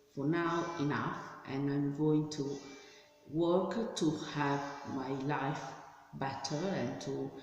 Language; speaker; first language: English; non-native, fluent; Italian